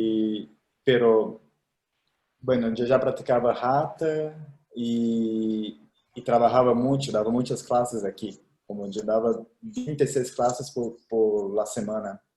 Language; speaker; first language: Spanish; non-native, fluent; Portuguese